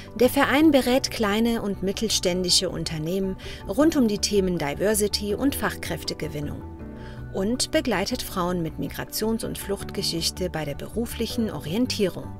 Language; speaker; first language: German; native; German